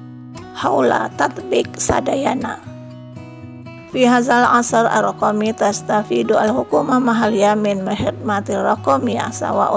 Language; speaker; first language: Arabic; non-native, fluent; Indonesian